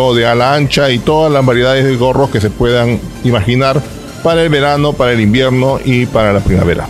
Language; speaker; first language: Spanish; native; Spanish